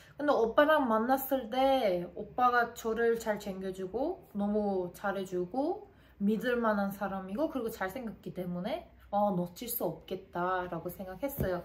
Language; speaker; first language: Korean; non-native, fluent; Turkish